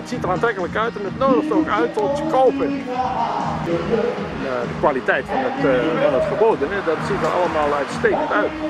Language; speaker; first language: Dutch; native; Dutch